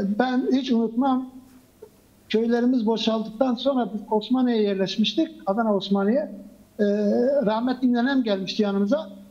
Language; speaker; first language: Turkish; non-native, local second language; Kurdish